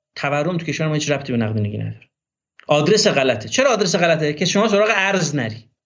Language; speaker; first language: Persian; non-native, local second language; Azerbaijani